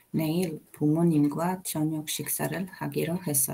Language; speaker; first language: Korean; non-native, learner; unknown